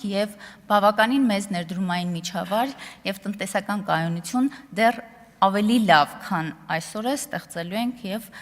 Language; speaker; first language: Armenian; native; Armenian